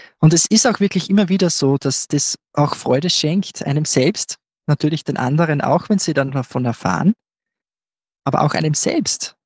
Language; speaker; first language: German; native; German